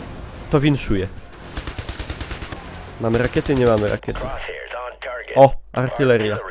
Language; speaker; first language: Polish; native; Polish